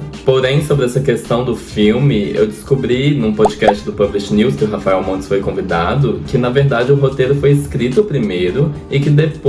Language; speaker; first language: Portuguese; native; Portuguese